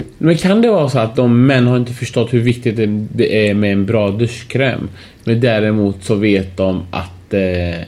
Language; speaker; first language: Swedish; early bilingual, other home language; Persian